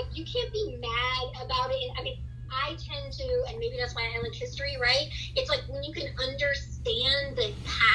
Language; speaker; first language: English; early bilingual, other home language; Spanish